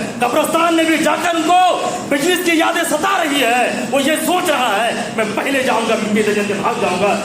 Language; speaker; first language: Urdu; native; Urdu